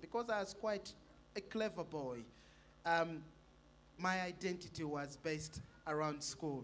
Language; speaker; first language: English; non-native, local second language; Ganda